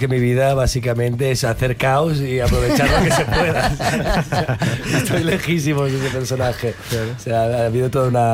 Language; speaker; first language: Spanish; native; Spanish